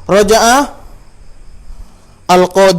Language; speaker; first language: Arabic; non-native, fluent; Indonesian